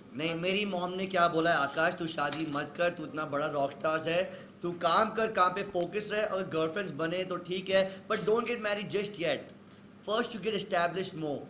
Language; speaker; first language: Hindi; native; Hindi